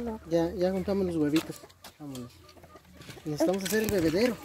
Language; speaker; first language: Spanish; native; Spanish